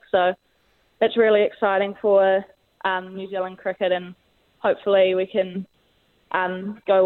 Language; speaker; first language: English; native; English